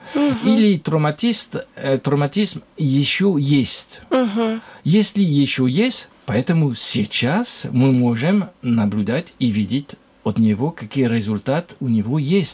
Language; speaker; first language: Russian; non-native, learner; French